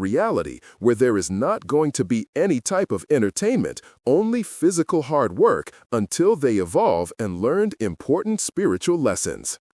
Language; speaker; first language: English; non-native, fluent; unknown